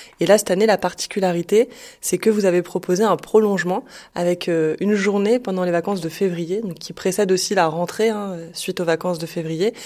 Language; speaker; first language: French; native; French